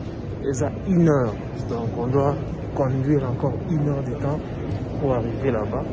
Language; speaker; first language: French; non-native, local second language; Lingala